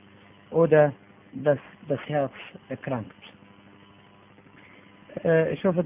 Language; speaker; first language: German; non-native, fluent; Arabic